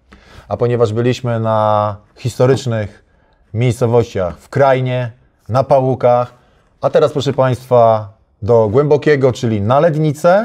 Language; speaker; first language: Polish; native; Polish